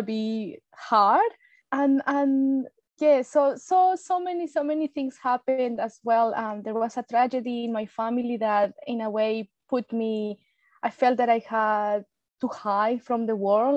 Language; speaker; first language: English; non-native, fluent; Spanish